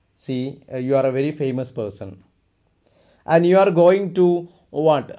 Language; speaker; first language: English; non-native, local second language; Malayalam